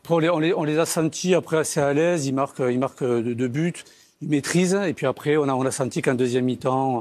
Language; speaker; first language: French; native; French